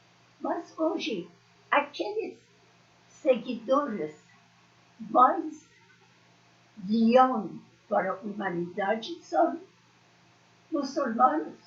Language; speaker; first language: Portuguese; non-native, learner; Persian